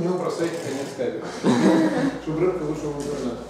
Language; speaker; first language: Russian; native; Russian